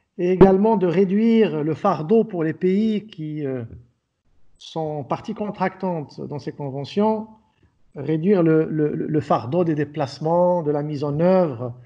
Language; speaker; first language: French; non-native, local second language; Arabic